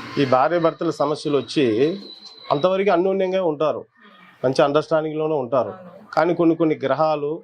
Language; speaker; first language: Telugu; non-native, local second language; Koya